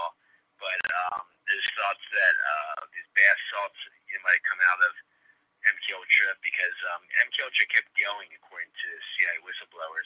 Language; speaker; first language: English; native; English